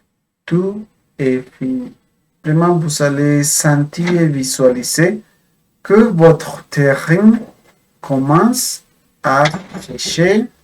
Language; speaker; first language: French; non-native, fluent; Spanish